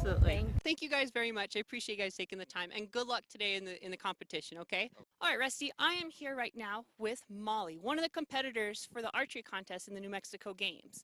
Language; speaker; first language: English; native; English